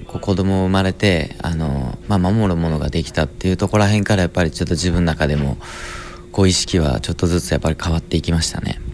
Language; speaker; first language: Japanese; native; Japanese